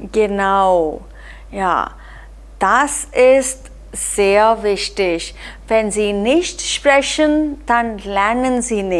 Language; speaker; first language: German; non-native, fluent; Hindi